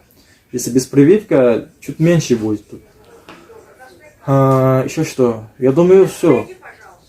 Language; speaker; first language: Russian; non-native, learner; Uzbek